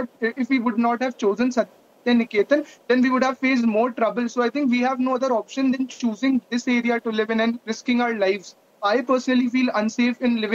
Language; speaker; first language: English; non-native, local second language; Hindi